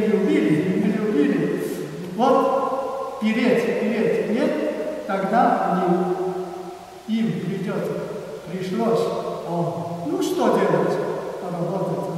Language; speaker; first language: Russian; non-native, learner; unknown